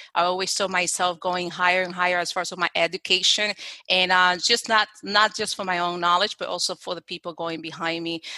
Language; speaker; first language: English; non-native, fluent; Spanish